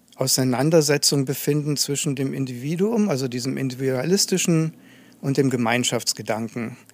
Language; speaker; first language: German; native; German